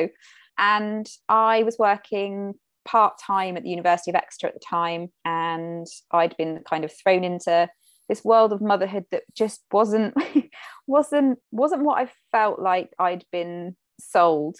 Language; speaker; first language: English; native; English